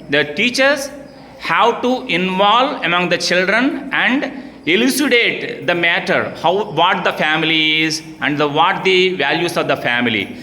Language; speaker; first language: English; non-native, local second language; Telugu